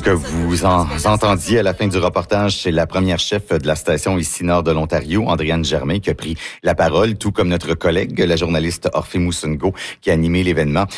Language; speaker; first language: French; native; French